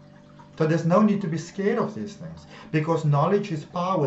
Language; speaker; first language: English; native; English